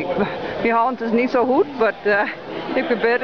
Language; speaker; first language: Dutch; early bilingual, heritage; Dutch